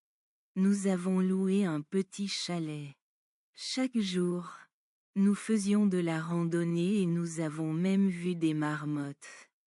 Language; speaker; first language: French; non-native, learner; Bangla